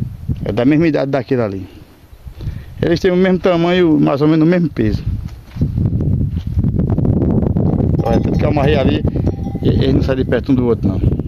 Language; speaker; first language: Portuguese; native; Portuguese